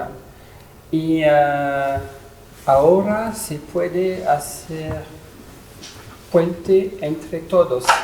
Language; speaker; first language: Spanish; non-native, learner; French